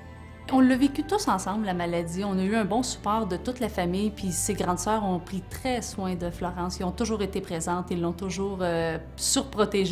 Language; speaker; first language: French; native; French